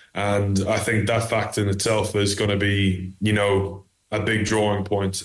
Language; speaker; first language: English; native; English